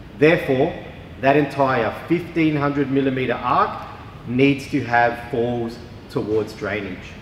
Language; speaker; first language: English; native; English